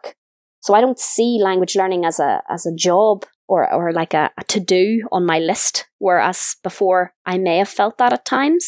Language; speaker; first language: English; native; English